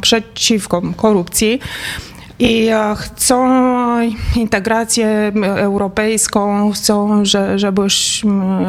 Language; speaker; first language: Polish; non-native, fluent; Romanian